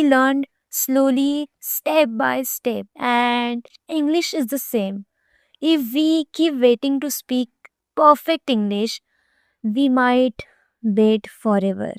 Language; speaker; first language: English; non-native, fluent; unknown